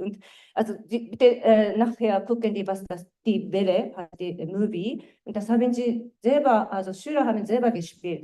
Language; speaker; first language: German; non-native, fluent; Japanese